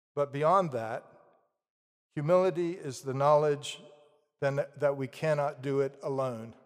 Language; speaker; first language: English; native; English